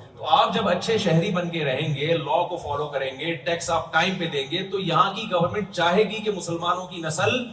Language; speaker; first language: Urdu; native; Urdu